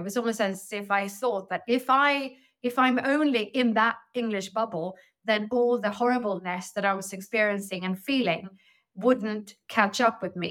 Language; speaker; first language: English; non-native, fluent; Swedish